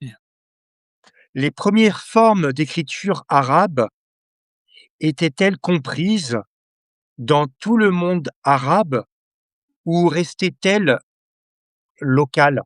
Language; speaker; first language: French; native; French